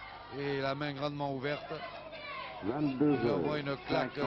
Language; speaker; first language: French; native; French